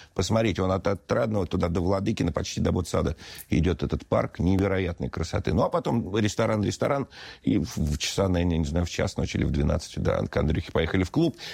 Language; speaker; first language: Russian; native; Russian